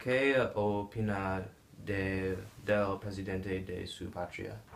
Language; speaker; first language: Spanish; non-native, learner; English